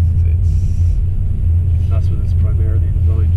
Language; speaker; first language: English; native; English